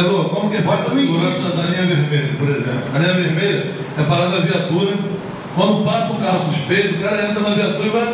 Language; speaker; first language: Portuguese; native; Portuguese